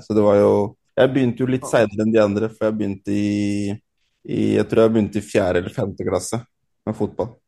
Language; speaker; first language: Norwegian; early bilingual, other home language; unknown